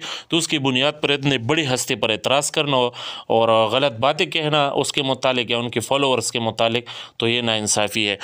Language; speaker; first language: Urdu; native; Urdu